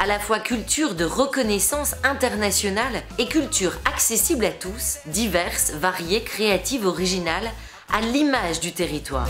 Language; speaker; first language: French; native; French